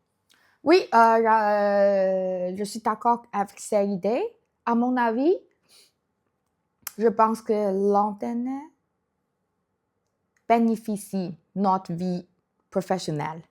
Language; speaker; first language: French; non-native, learner; Chinese